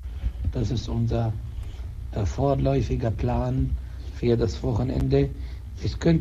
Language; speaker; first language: German; non-native, fluent; Arabic